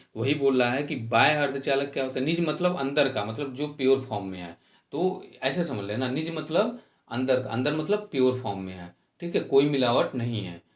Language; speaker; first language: Hindi; native; Hindi